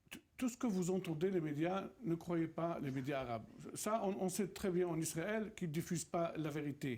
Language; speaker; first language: French; non-native, fluent; Arabic